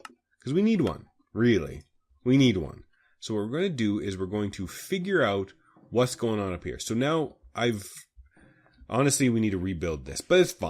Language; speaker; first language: English; native; English